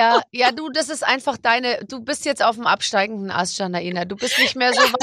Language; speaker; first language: German; native; German